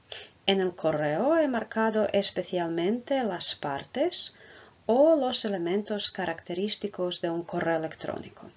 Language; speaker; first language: Spanish; non-native, fluent; Croatian